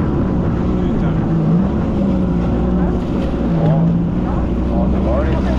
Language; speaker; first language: French; native; French